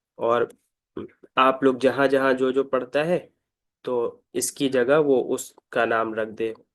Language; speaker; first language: Urdu; native; Urdu